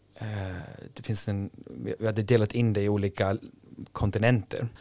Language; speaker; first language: Swedish; non-native, fluent; Icelandic